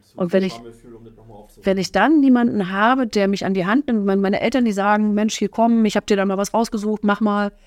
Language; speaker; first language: German; native; German